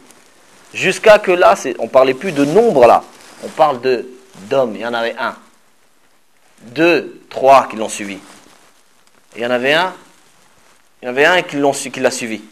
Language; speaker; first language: French; native; French